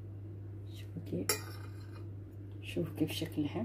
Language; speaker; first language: Arabic; native; Arabic